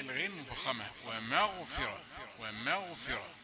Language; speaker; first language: Arabic; native; Arabic